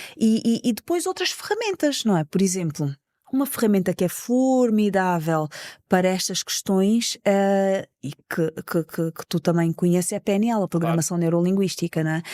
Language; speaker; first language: Portuguese; native; Portuguese